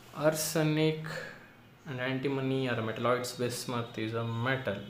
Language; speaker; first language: English; non-native, local second language; Kannada